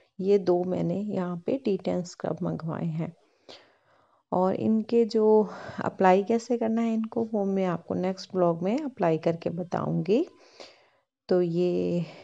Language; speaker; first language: Hindi; non-native, local second language; Punjabi